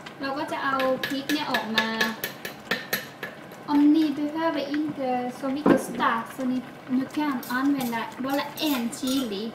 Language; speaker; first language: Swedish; non-native, learner; Thai